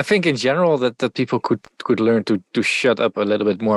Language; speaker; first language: English; non-native, fluent; Dutch